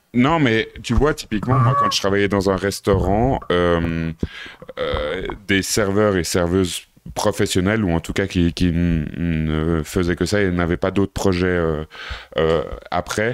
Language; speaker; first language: French; native; French